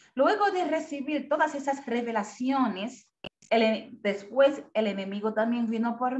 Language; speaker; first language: Spanish; non-native, fluent; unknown